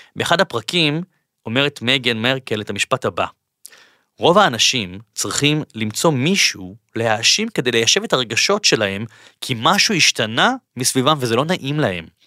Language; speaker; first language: Hebrew; native; Hebrew